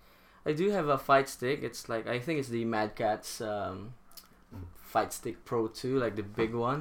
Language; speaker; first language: English; non-native, local second language; Filipino